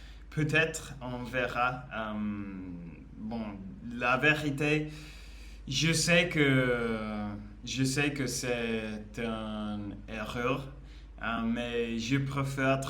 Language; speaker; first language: French; non-native, learner; English